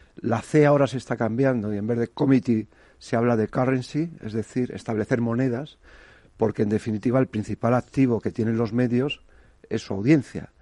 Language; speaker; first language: Spanish; native; Spanish